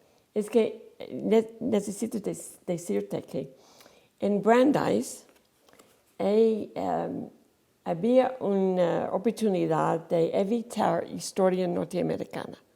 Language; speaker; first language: Spanish; non-native, fluent; English